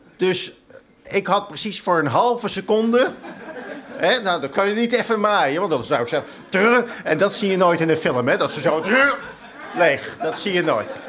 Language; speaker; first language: Dutch; native; Dutch